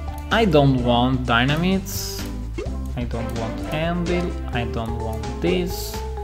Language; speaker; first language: English; non-native, fluent; Italian